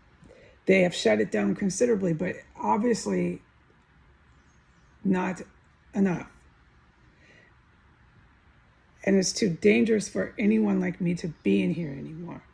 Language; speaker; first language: English; native; English